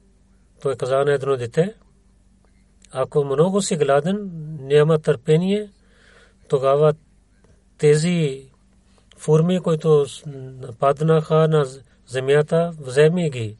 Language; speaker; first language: Bulgarian; non-native, learner; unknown